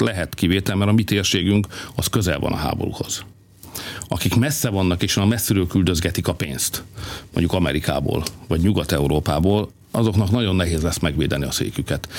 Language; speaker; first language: Hungarian; native; Hungarian